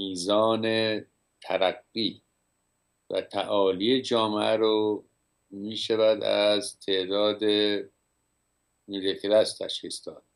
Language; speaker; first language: Persian; native; Persian